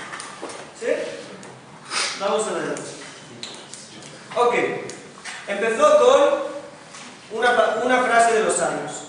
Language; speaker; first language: Spanish; non-native, fluent; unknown